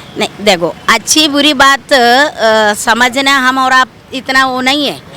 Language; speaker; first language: Hindi; non-native, local second language; Malayalam